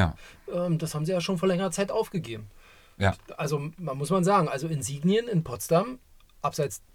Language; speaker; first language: German; native; German